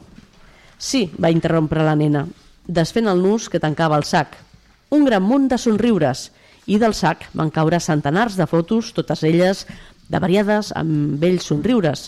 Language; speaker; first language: Catalan; native; Catalan